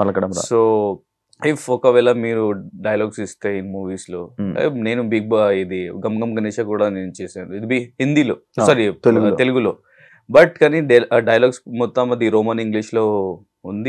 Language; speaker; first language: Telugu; non-native, learner; Hindi